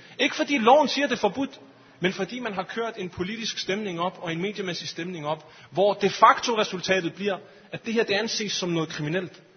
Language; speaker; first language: Danish; early bilingual, other home language; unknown